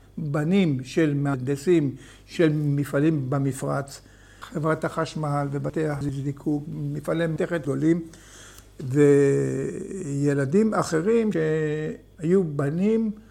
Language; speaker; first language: Hebrew; native; Hebrew